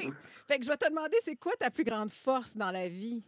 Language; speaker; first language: French; native; French